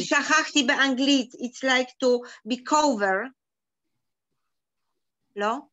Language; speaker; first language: Hebrew; non-native, learner; Polish